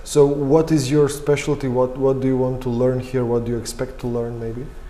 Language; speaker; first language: English; non-native, fluent; Macedonian